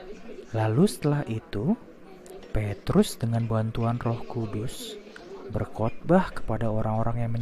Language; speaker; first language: Indonesian; native; Indonesian